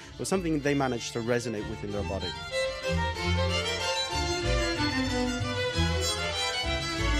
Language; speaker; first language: English; native; English